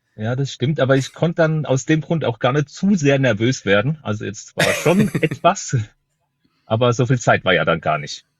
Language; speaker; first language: German; native; German